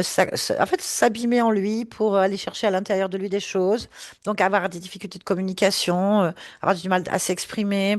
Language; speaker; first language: French; native; French